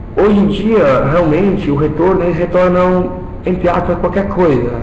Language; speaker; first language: Portuguese; early bilingual, other home language; Italian